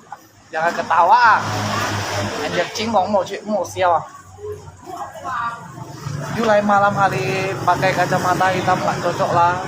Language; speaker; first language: Indonesian; non-native, local second language; Hakka Chinese